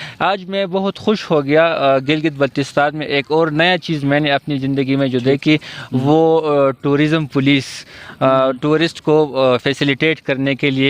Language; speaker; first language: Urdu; non-native, local second language; Pashto